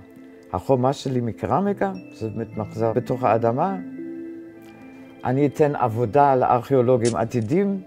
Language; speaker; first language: Hebrew; non-native, fluent; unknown